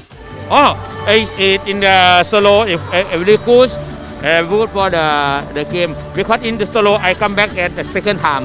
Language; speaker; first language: English; non-native, learner; Thai